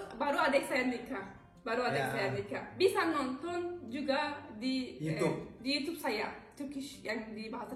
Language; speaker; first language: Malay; non-native, learner; Turkish